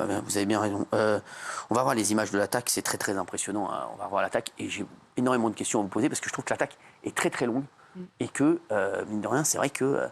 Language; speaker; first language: French; native; French